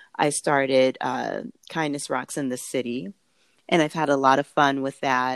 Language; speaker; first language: English; native; English